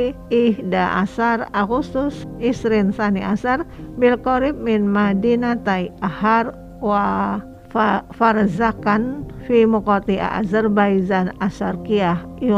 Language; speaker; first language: Arabic; non-native, fluent; Indonesian